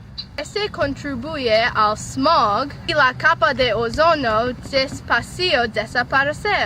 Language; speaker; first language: Spanish; non-native, learner; English